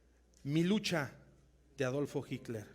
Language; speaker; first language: Spanish; native; Spanish